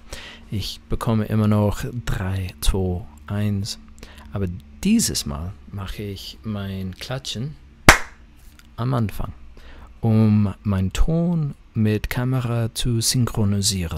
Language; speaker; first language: German; non-native, fluent; English